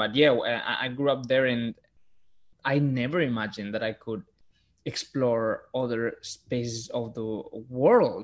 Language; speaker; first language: English; non-native, fluent; Spanish